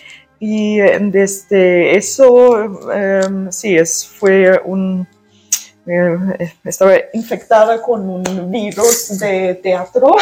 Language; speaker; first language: Spanish; early bilingual, heritage; German